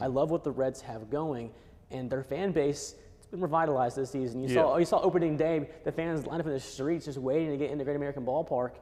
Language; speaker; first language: English; native; English